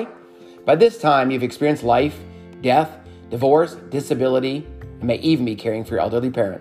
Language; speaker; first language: English; native; English